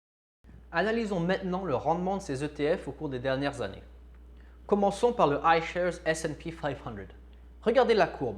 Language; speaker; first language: French; native; French